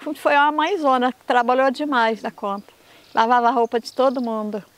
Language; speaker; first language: Portuguese; native; Portuguese